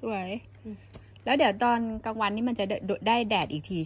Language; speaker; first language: Thai; native; Thai